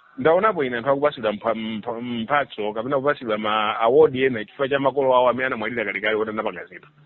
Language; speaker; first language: Nyanja; native; Nyanja